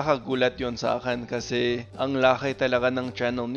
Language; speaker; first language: Filipino; non-native, fluent; English